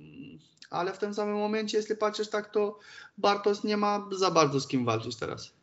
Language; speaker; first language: Polish; non-native, fluent; Romanian